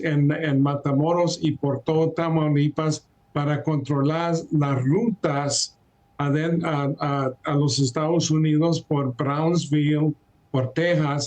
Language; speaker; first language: Spanish; early bilingual, heritage; Spanish